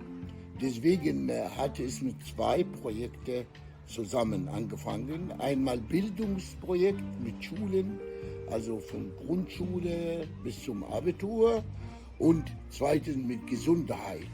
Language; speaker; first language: German; non-native, fluent; Arabic